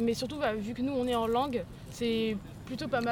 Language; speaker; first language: French; native; French